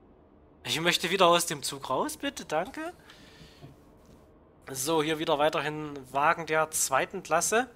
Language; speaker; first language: German; native; German